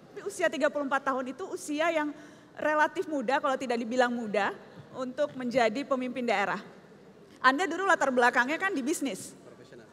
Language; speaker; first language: Indonesian; native; Indonesian